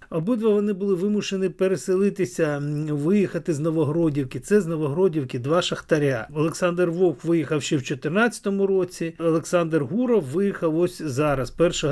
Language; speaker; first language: Ukrainian; native; Ukrainian